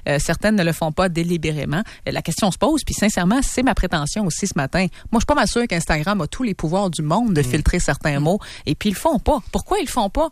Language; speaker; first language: French; native; French